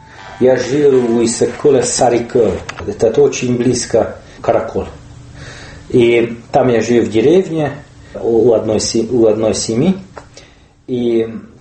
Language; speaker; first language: Russian; non-native, learner; Hungarian